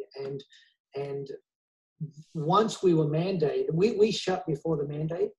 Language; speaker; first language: English; native; English